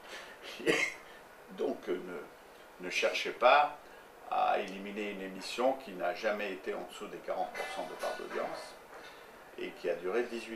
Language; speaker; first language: French; native; French